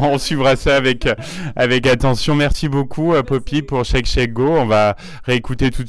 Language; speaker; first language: French; native; French